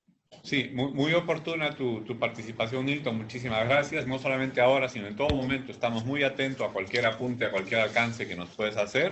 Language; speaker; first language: Spanish; native; Spanish